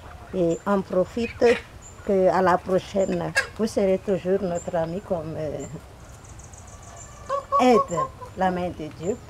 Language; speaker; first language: French; non-native, local second language; Malagasy